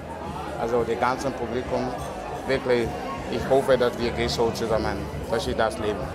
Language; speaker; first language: German; non-native, fluent; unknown